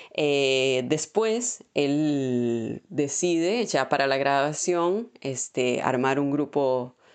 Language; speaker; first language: Spanish; native; Spanish